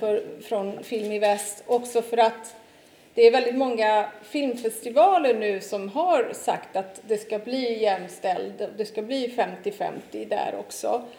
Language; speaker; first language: Swedish; non-native, fluent; Italian